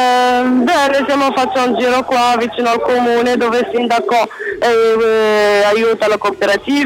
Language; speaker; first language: Italian; non-native, learner; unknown